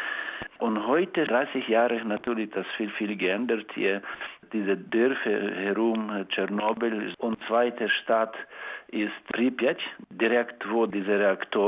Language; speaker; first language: German; non-native, learner; Ukrainian